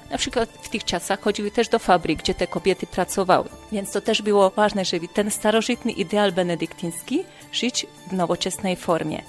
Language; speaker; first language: Polish; non-native, fluent; Hungarian